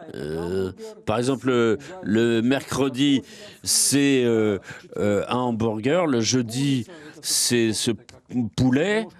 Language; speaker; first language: French; non-native, fluent; Russian